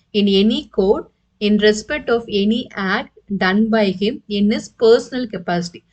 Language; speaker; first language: English; non-native, local second language; Tamil